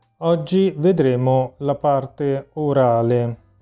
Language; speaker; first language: Italian; native; Italian